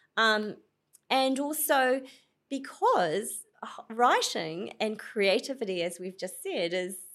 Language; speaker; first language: English; native; English